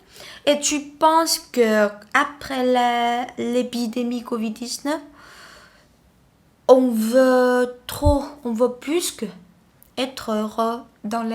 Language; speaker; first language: French; non-native, learner; Vietnamese